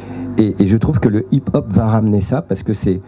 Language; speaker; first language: French; native; French